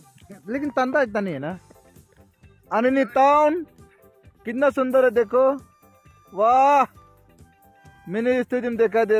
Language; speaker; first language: Hindi; non-native, local second language; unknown